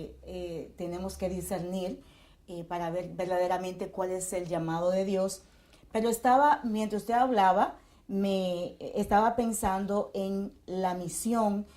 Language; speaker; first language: Spanish; native; Spanish